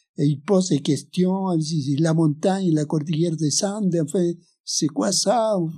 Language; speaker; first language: French; non-native, fluent; Spanish